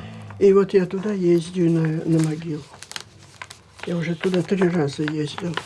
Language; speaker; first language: Russian; native; Russian